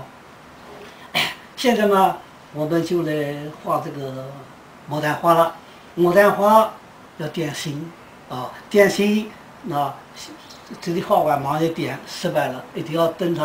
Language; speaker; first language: Chinese; native; Chinese